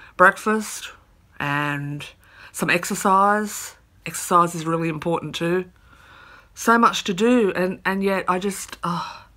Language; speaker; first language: English; native; English